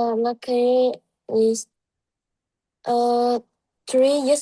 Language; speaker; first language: English; non-native, learner; Vietnamese